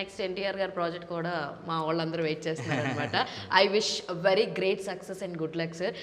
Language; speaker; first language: Telugu; native; Telugu